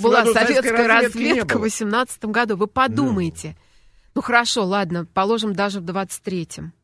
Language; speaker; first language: Russian; native; Russian